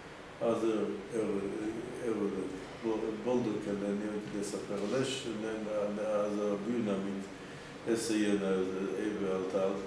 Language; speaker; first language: Hungarian; early bilingual, heritage; Hungarian